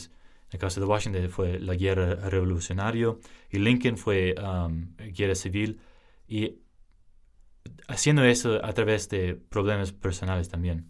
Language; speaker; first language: Spanish; early bilingual, heritage; English